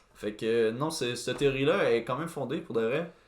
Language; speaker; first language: French; native; French